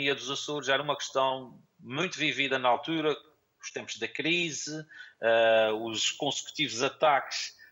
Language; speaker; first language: Portuguese; native; Portuguese